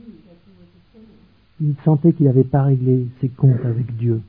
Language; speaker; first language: French; native; French